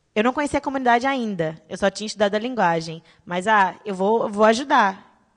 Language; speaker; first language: Portuguese; native; Portuguese